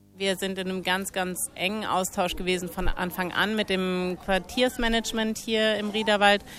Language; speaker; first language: German; native; German